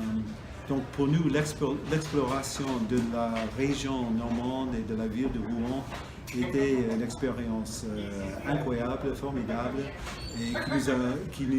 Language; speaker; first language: French; non-native, fluent; English